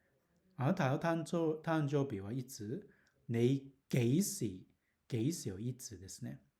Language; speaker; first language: Japanese; non-native, learner; Cantonese